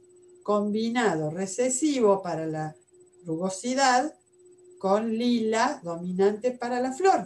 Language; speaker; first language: Spanish; native; Spanish